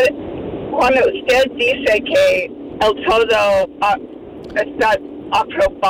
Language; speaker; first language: Spanish; non-native, fluent; English